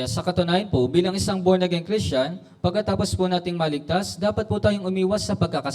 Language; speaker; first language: Filipino; native; Filipino